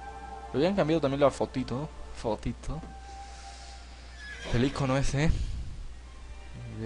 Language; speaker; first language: Spanish; native; Spanish